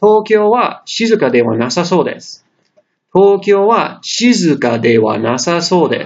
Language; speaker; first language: Japanese; non-native, fluent; English